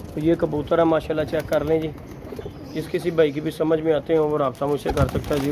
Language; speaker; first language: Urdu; non-native, local second language; Punjabi